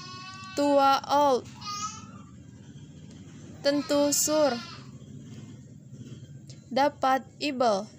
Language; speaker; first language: Indonesian; native; Indonesian